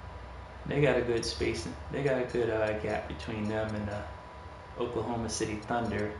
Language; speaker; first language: English; native; English